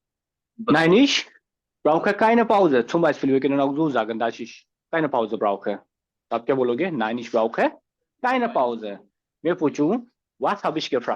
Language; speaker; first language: German; non-native, fluent; Hindi